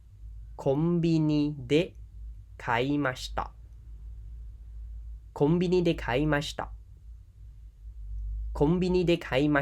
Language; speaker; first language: Japanese; non-native, fluent; Khmer